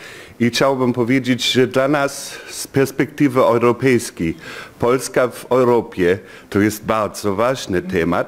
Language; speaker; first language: Polish; non-native, fluent; German